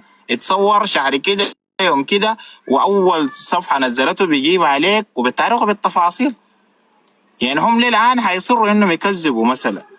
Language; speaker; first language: Arabic; native; Arabic